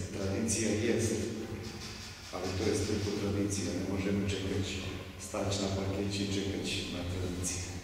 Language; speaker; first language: Polish; non-native, fluent; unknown